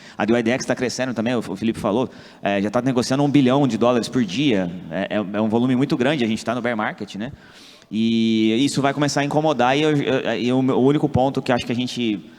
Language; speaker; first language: Portuguese; native; Portuguese